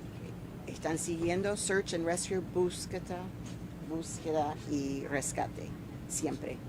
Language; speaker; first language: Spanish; non-native, fluent; English